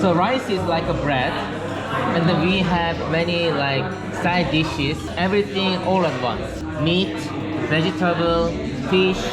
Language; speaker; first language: English; non-native, learner; Korean